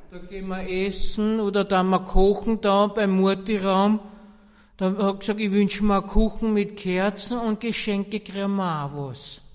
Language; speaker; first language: German; native; German